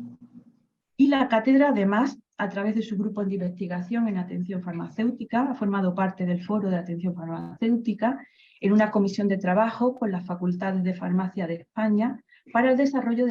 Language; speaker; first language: Spanish; native; Spanish